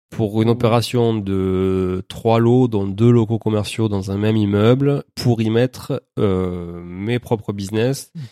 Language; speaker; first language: French; native; French